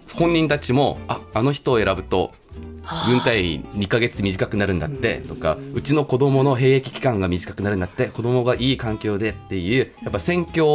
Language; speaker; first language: Japanese; non-native, fluent; Korean